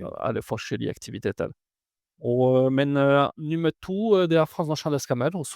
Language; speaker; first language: Norwegian; non-native, fluent; French